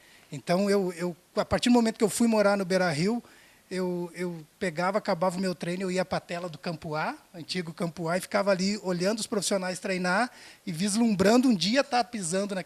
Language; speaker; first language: Portuguese; native; Portuguese